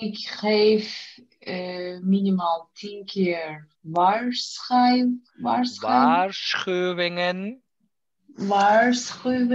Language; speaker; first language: Dutch; non-native, learner; Turkish